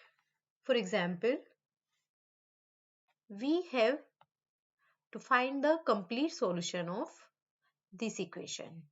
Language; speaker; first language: English; non-native, local second language; Hindi